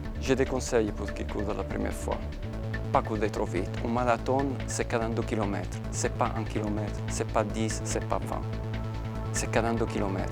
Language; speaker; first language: French; non-native, fluent; Italian